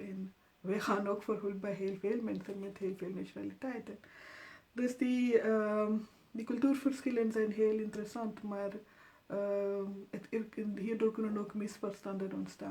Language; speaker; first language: Dutch; non-native, fluent; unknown